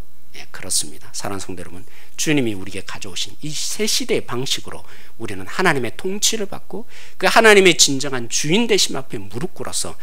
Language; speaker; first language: Korean; native; Korean